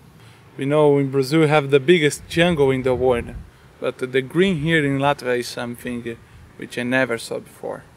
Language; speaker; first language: English; non-native, learner; Portuguese